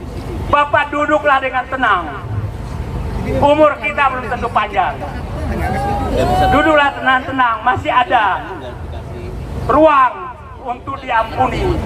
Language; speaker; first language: Indonesian; native; Indonesian